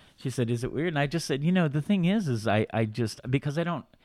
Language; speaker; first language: English; native; English